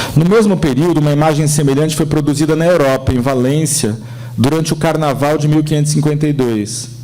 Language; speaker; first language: Portuguese; native; Portuguese